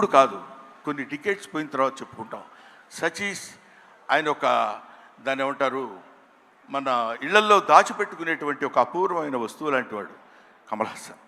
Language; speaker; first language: Telugu; native; Telugu